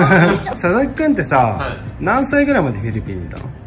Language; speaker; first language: Japanese; native; Japanese